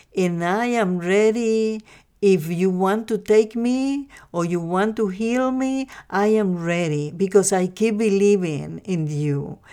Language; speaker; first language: English; non-native, fluent; Spanish